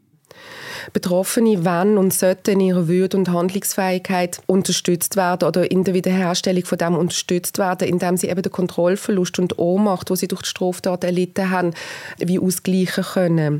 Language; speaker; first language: German; native; German